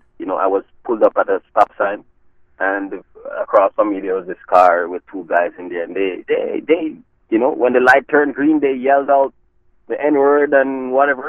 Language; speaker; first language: English; non-native, local second language; Jamaican Creole English